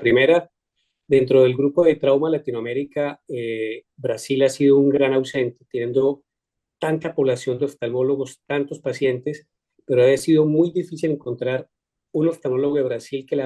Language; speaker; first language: Spanish; native; Spanish